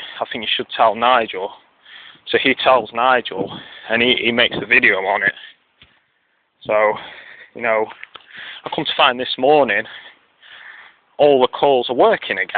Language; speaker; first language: English; native; English